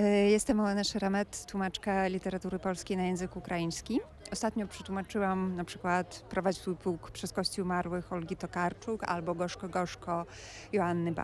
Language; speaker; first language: Polish; non-native, fluent; Ukrainian